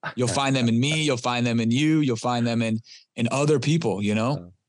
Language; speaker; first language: English; native; English